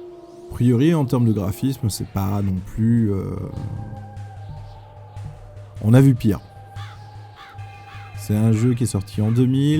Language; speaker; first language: French; native; French